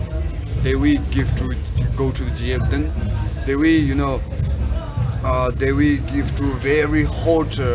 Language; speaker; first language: English; non-native, learner; Tibetan